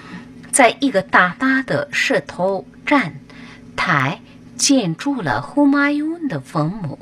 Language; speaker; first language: Chinese; non-native, learner; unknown